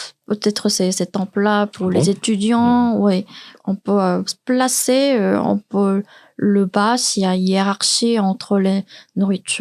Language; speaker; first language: French; non-native, learner; Korean